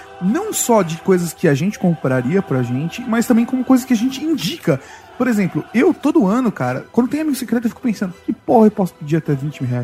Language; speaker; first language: Portuguese; native; Portuguese